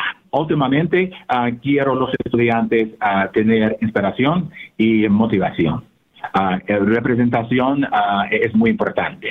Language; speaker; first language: Spanish; non-native, learner; English